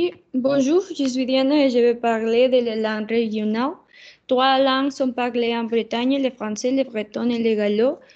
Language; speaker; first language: French; non-native, learner; Spanish